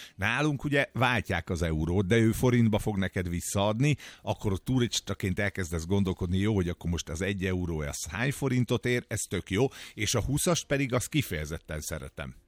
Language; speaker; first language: Hungarian; native; Hungarian